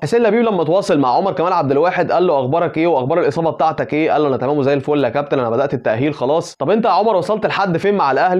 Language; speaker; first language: Arabic; native; Arabic